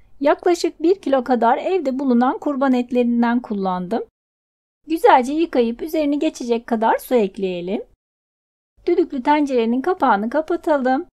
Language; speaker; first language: Turkish; native; Turkish